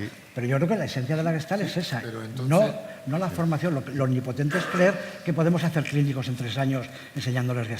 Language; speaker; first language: Spanish; native; Spanish